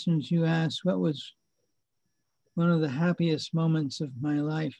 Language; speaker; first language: English; native; English